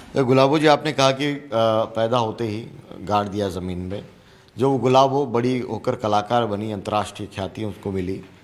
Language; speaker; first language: Hindi; native; Hindi